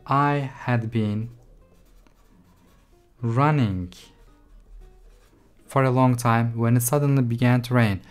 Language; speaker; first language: English; non-native, fluent; Turkish